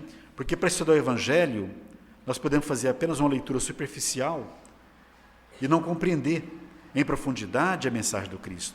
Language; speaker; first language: Portuguese; native; Portuguese